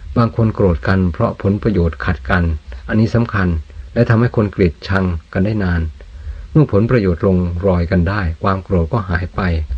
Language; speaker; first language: Thai; native; Thai